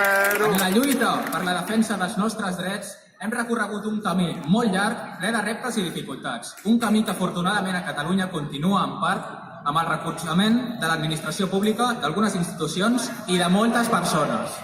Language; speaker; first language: Catalan; native; Catalan